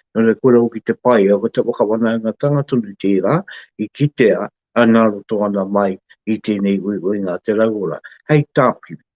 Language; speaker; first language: Māori; native; Māori